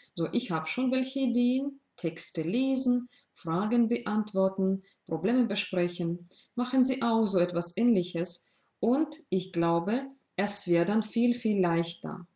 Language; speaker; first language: German; non-native, fluent; Russian